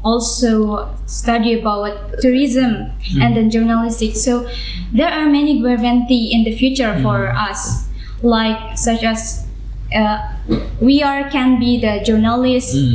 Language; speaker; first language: English; non-native, learner; Indonesian